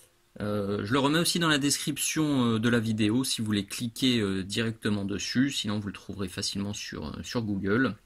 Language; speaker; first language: French; native; French